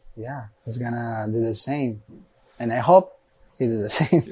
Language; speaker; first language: English; non-native, learner; Spanish